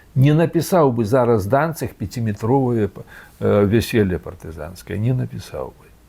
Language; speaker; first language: Belarusian; native; Belarusian